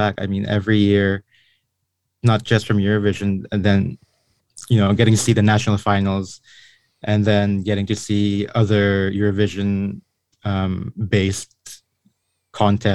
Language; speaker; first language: English; non-native, local second language; Filipino